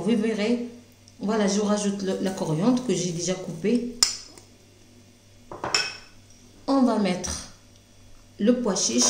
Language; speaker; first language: French; non-native, local second language; Arabic